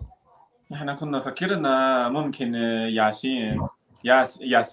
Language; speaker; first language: Arabic; non-native, learner; Chinese